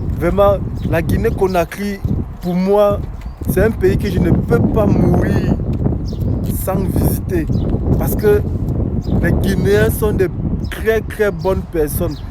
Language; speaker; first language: French; native; French